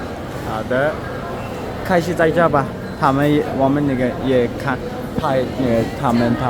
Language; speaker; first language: Chinese; non-native, learner; Mongolian